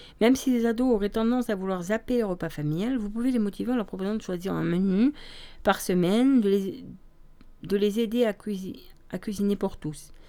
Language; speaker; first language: French; native; French